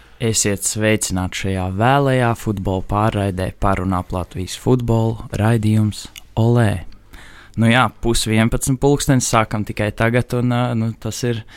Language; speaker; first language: Latvian; native; Latvian